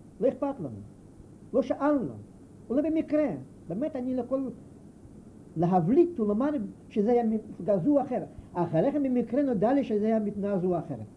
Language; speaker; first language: Hebrew; non-native, fluent; Yiddish